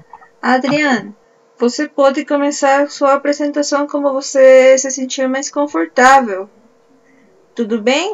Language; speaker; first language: Portuguese; non-native, fluent; Spanish